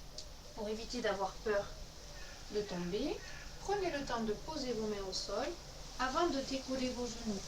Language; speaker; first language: French; native; French